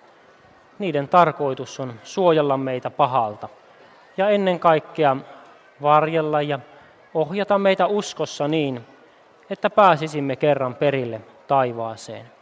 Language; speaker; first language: Finnish; native; Finnish